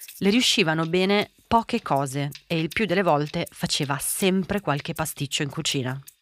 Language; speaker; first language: Italian; early bilingual, other home language; Portuguese